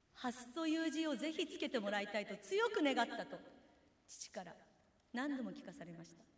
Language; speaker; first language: Japanese; native; Japanese